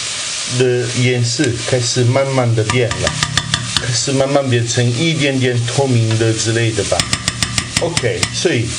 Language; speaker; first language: Chinese; non-native, fluent; Italian